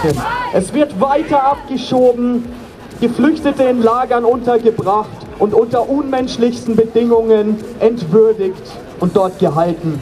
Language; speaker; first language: German; native; German